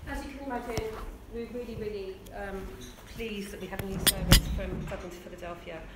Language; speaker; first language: English; native; English